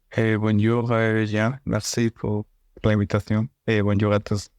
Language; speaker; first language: French; non-native, learner; Spanish